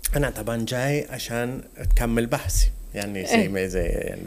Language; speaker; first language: Arabic; non-native, fluent; Italian